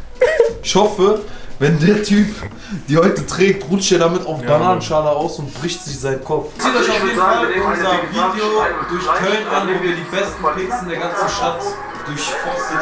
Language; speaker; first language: German; native; German